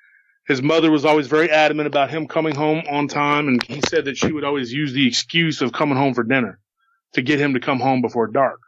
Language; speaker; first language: English; native; English